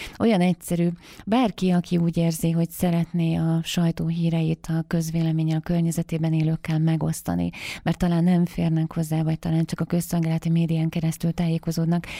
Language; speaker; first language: Hungarian; native; Hungarian